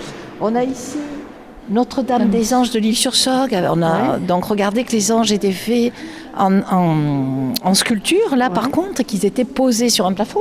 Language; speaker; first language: French; native; French